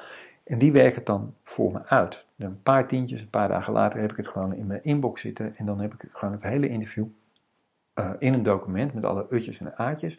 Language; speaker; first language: Dutch; native; Dutch